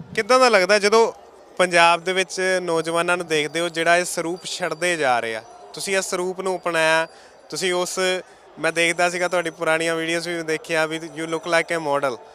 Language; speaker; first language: Punjabi; native; Punjabi